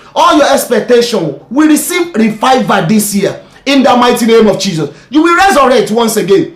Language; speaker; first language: English; non-native, local second language; Yoruba